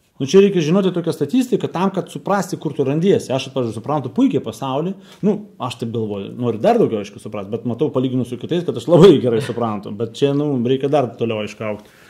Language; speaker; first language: Lithuanian; native; Lithuanian